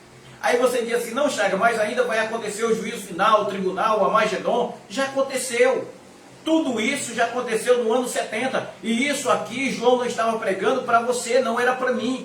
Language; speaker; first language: Portuguese; native; Portuguese